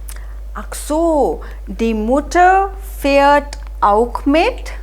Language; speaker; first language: German; non-native, fluent; Hindi